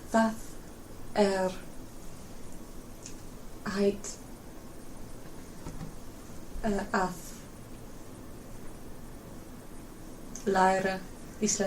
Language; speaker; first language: Icelandic; non-native, learner; English